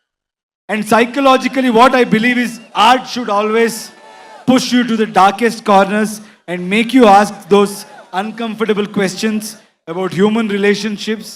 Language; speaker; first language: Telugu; non-native, learner; Kannada